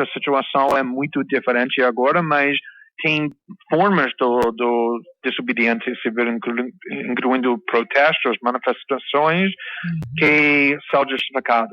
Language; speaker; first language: Portuguese; non-native, fluent; English